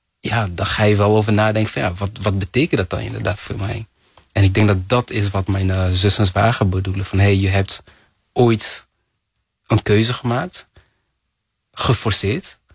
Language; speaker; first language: Dutch; early bilingual, other home language; Kinyarwanda